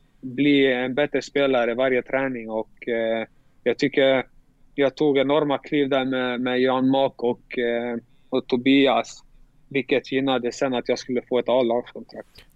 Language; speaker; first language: Swedish; early bilingual, other home language; Albanian